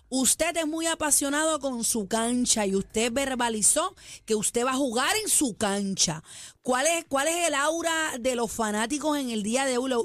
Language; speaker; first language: Spanish; native; Spanish